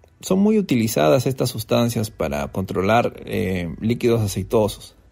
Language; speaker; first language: Spanish; native; Spanish